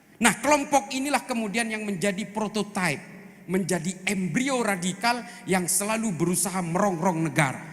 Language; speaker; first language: Indonesian; non-native, local second language; Madurese